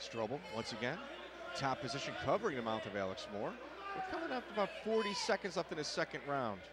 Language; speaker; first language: English; native; English